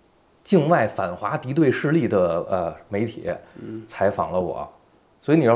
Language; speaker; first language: Chinese; native; Chinese